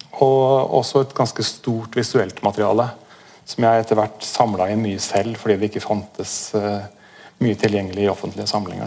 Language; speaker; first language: Norwegian; native; Norwegian